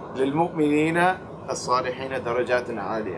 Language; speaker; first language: Arabic; non-native, fluent; English